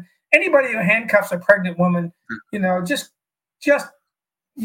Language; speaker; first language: English; native; English